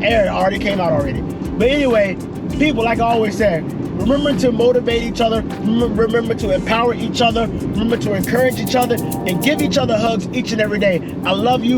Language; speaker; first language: English; native; English